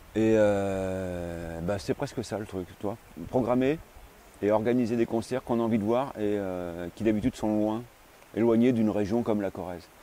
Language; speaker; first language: French; native; French